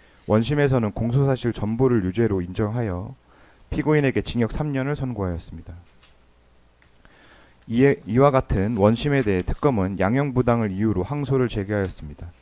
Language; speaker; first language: Korean; native; Korean